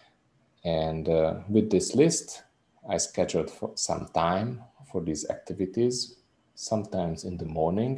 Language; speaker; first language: English; non-native, fluent; Hungarian